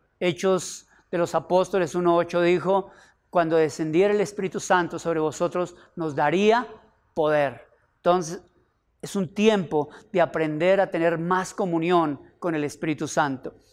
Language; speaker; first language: Spanish; native; Spanish